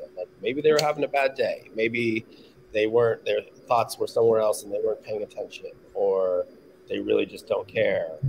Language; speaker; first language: English; native; English